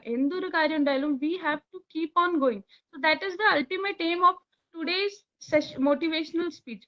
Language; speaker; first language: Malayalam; early bilingual, heritage; Malayalam